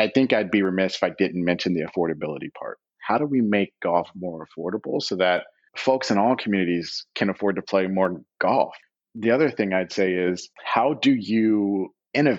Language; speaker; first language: English; native; English